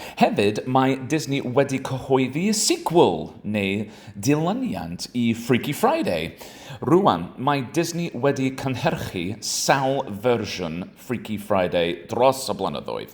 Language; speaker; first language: Welsh; non-native, learner; English